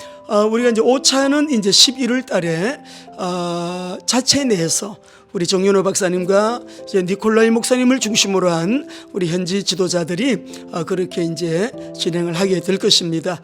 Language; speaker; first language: Korean; native; Korean